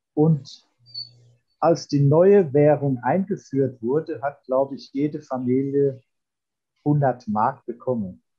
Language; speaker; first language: German; native; German